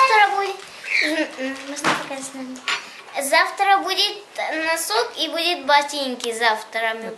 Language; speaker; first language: Russian; early bilingual, heritage; Arabic